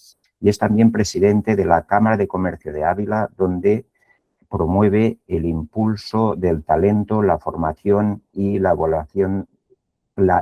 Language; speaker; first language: Spanish; native; Spanish